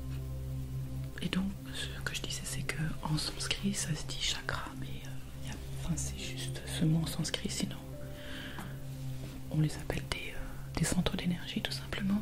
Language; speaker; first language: French; native; French